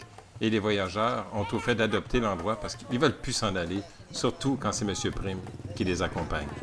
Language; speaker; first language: French; native; French